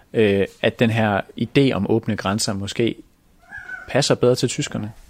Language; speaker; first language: Danish; native; Danish